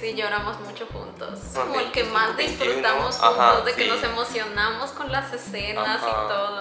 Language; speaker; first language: Spanish; native; Spanish